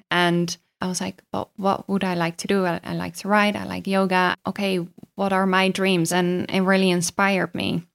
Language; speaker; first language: English; non-native, fluent; Dutch